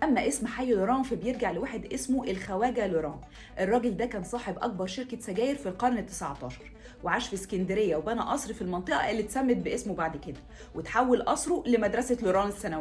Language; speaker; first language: Arabic; native; Arabic